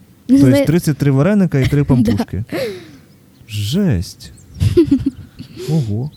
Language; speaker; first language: Ukrainian; native; Ukrainian